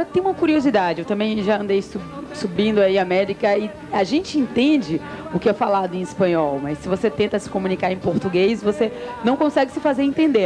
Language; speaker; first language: Portuguese; native; Portuguese